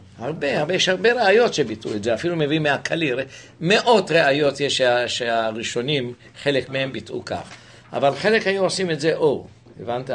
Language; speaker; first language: Hebrew; native; Hebrew